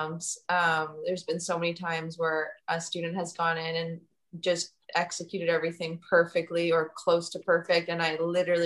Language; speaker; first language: English; native; English